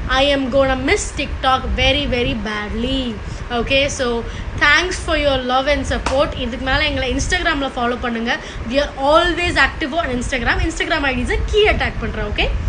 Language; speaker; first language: Tamil; native; Tamil